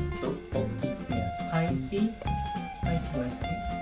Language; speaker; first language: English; non-native, learner; Korean